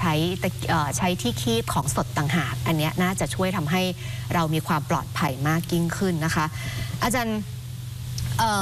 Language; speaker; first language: Thai; native; Thai